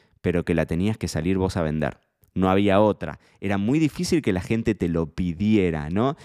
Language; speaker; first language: Spanish; native; Spanish